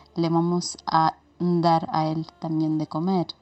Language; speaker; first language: Spanish; non-native, fluent; Romanian